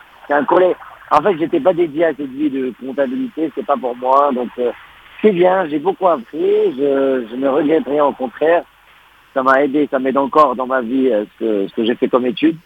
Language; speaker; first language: French; non-native, local second language; Arabic